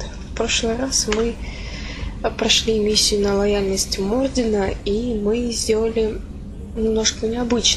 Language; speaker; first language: Russian; native; Russian